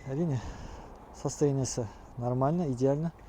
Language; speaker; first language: Russian; non-native, local second language; Kazakh